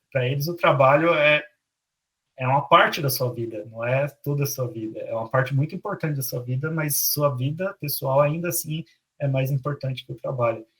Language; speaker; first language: Portuguese; native; Portuguese